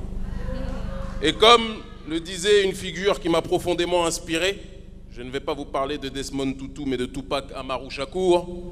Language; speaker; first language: French; native; French